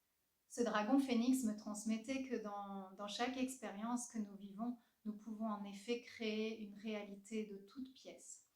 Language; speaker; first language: French; native; French